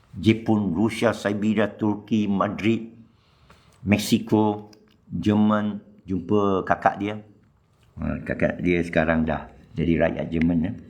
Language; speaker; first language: Malay; non-native, local second language; Chinese